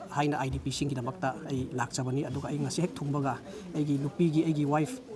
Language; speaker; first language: Manipuri; non-native, local second language; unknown